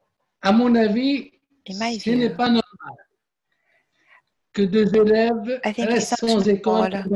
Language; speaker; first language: French; non-native, local second language; Arabic